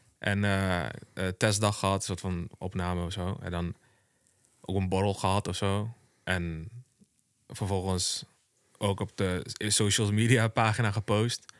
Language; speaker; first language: Dutch; early bilingual, other home language; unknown